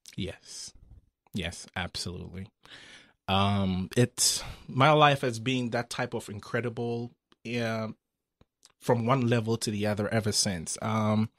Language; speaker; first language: English; non-native, local second language; Akan